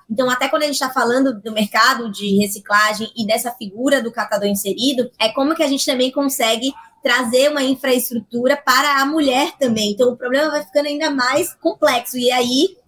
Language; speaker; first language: Portuguese; native; Portuguese